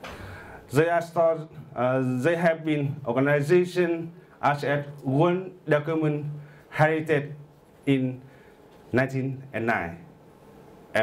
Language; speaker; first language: English; non-native, learner; Vietnamese